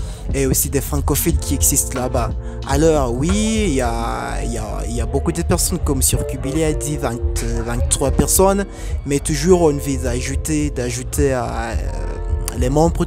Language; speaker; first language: French; non-native, fluent; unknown